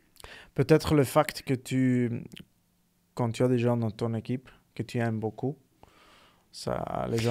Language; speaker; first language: French; non-native, fluent; Italian